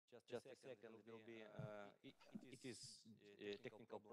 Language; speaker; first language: English; non-native, learner; Hindi